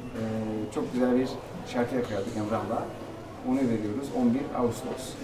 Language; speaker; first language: Turkish; native; Turkish